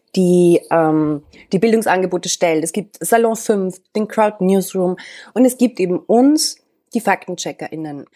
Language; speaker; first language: German; native; German